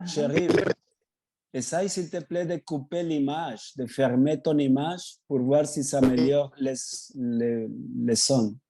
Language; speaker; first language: French; non-native, fluent; Spanish